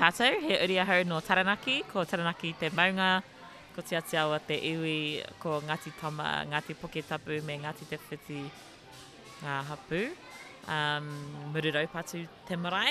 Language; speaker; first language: English; native; English